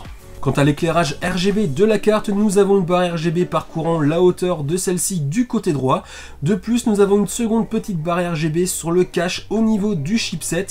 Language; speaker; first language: French; native; French